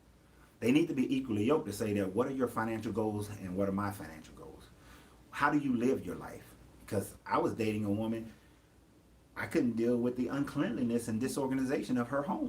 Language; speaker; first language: English; native; English